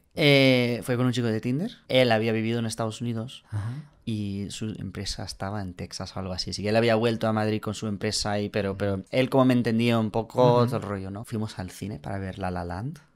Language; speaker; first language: Spanish; non-native, fluent; English